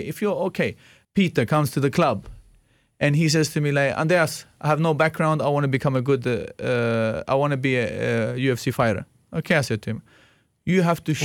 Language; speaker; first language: English; non-native, fluent; Greek